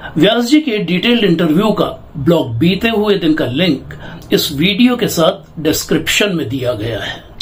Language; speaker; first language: Hindi; native; Hindi